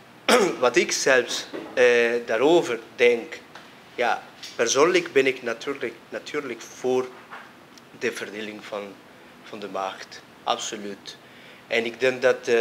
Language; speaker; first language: Dutch; non-native, fluent; Spanish